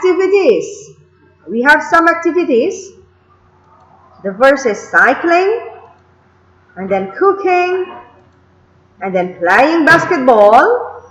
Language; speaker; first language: English; non-native, fluent; Indonesian